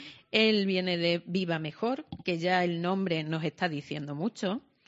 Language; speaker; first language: Spanish; native; Spanish